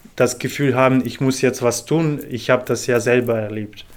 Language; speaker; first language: German; non-native, fluent; Ukrainian